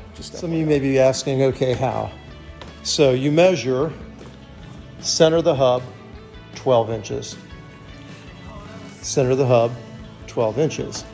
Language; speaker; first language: English; native; English